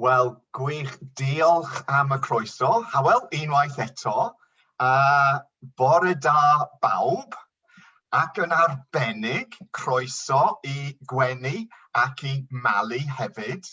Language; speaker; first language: Welsh; non-native, local second language; English